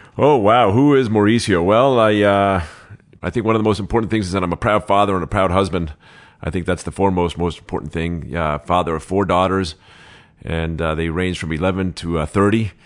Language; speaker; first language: English; early bilingual, other home language; Spanish